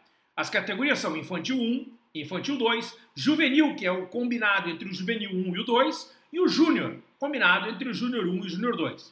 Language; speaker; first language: Portuguese; native; Portuguese